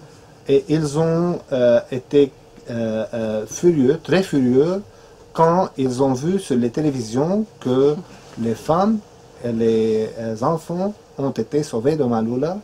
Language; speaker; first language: French; non-native, fluent; Arabic